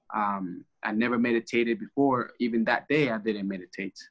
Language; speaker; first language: English; early bilingual, other home language; Spanish